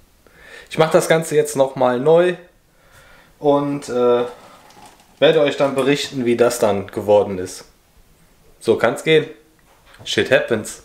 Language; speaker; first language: German; native; German